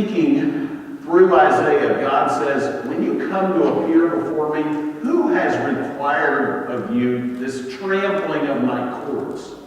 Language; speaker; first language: English; native; English